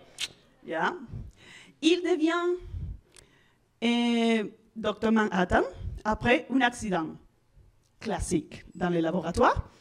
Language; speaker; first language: French; non-native, learner; Spanish